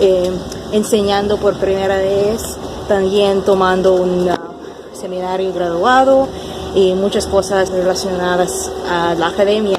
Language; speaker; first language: Spanish; non-native, fluent; English